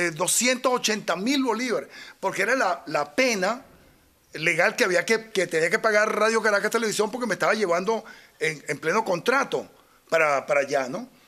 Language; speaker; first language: Spanish; native; Spanish